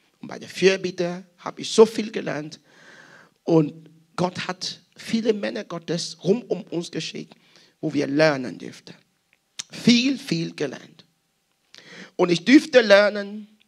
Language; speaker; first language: German; non-native, fluent; French